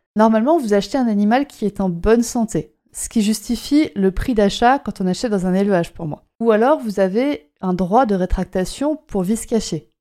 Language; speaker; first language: French; native; French